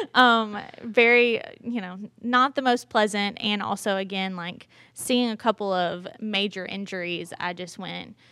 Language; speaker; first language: English; native; English